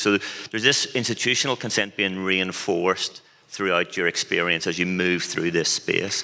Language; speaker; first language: English; native; English